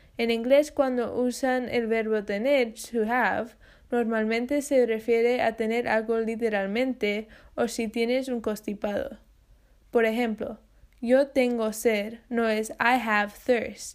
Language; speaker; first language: Spanish; non-native, fluent; English